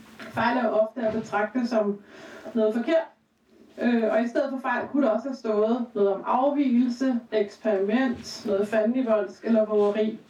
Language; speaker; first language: Danish; native; Danish